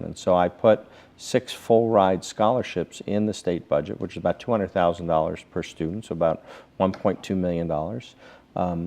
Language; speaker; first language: English; native; English